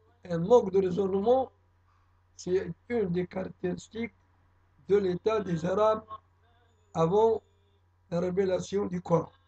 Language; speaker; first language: Arabic; native; Arabic